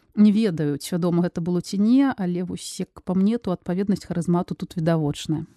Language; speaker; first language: Belarusian; non-native, local second language; Russian